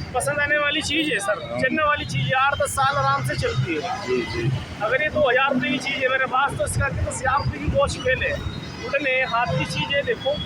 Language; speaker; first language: Hindi; native; Hindi